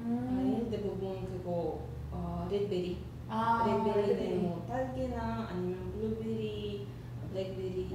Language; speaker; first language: Korean; non-native, learner; Russian